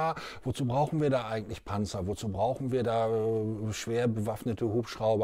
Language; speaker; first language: German; native; German